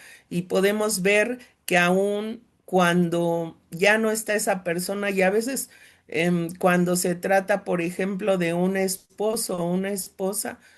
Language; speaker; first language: Spanish; native; Spanish